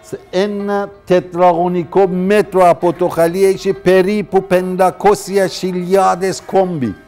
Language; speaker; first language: Greek; non-native, learner; Persian